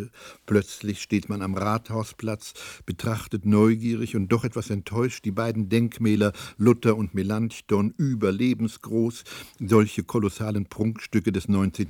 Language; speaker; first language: German; native; German